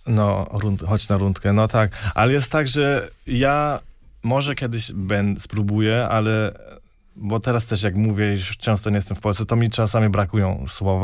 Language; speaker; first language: Polish; early bilingual, heritage; Polish